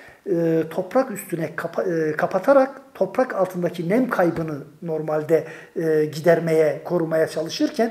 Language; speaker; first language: Turkish; native; Turkish